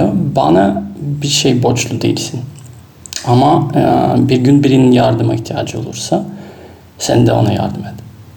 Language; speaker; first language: Turkish; non-native, fluent; Russian